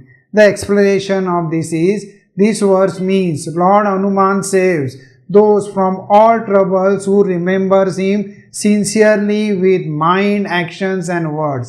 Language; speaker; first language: English; non-native, local second language; Hindi